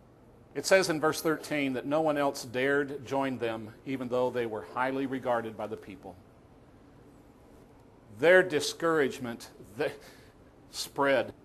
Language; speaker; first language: English; native; English